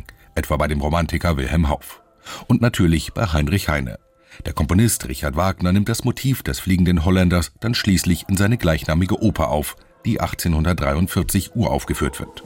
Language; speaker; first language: German; native; German